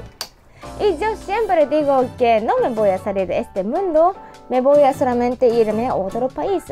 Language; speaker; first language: Spanish; non-native, learner; Japanese